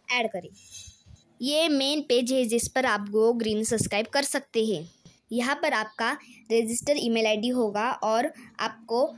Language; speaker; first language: Hindi; non-native, local second language; Marathi